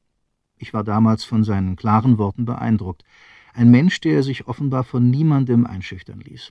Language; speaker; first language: German; native; German